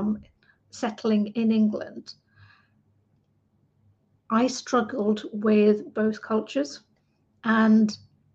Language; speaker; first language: English; native; English